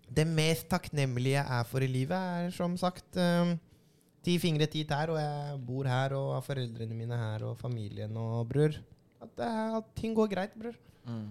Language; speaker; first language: Norwegian; early bilingual, other home language; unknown